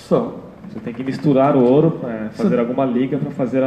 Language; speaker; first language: Portuguese; native; Portuguese